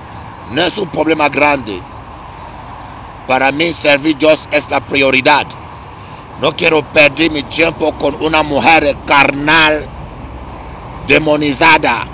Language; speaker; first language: Spanish; non-native, learner; Lingala